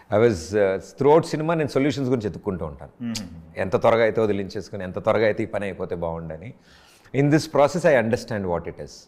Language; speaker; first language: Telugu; native; Telugu